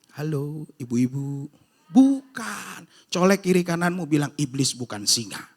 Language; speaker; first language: Indonesian; native; Indonesian